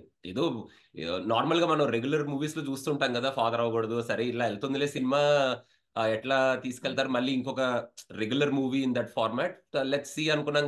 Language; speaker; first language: Telugu; native; Telugu